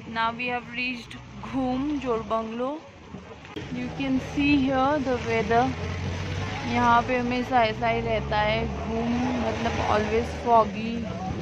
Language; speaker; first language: Hindi; non-native, local second language; Nepali